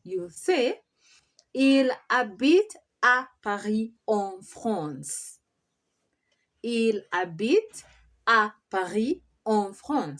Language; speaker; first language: French; non-native, fluent; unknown